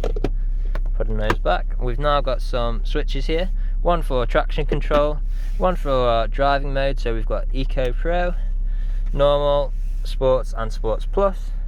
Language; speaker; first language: English; native; English